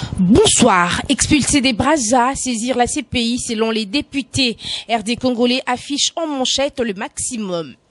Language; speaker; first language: French; non-native, local second language; Lingala